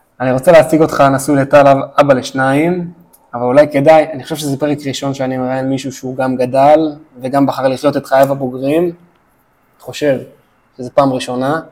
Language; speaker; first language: Hebrew; native; Hebrew